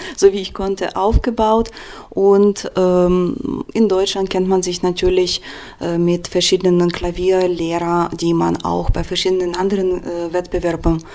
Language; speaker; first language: German; non-native, fluent; Russian